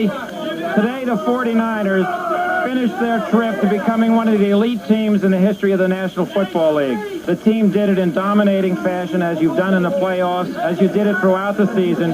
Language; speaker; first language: English; native; English